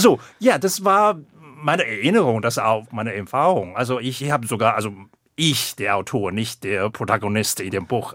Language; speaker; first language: German; non-native, fluent; Chinese